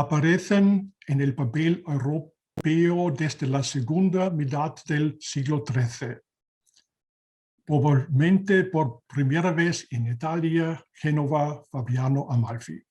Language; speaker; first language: Spanish; non-native, learner; German